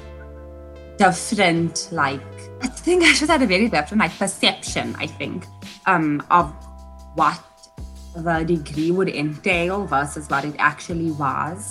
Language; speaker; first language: English; native; English